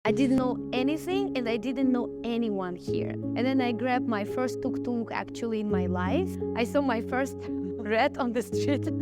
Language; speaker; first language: English; non-native, fluent; Russian